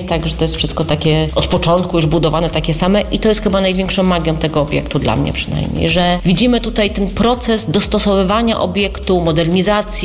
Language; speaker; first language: Polish; native; Polish